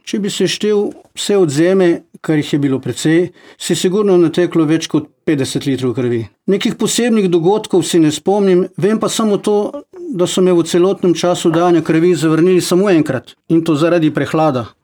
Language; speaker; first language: Slovenian; non-native, fluent; Croatian